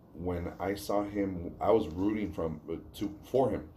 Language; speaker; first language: English; early bilingual, other home language; Spanish